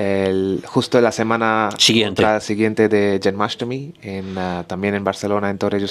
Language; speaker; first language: Spanish; non-native, learner; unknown